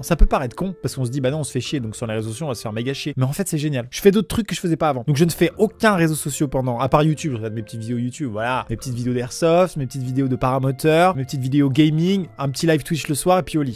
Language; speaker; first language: French; native; French